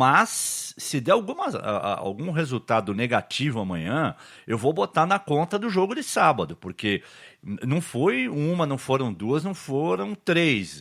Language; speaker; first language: Portuguese; native; Portuguese